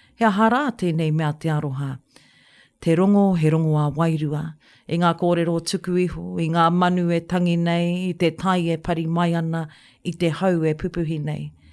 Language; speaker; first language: Māori; native; Māori